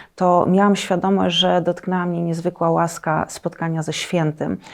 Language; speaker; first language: Polish; native; Polish